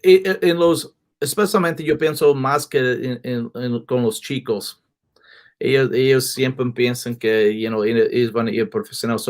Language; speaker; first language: Spanish; non-native, learner; English